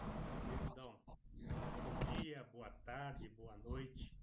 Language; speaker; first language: Portuguese; native; Portuguese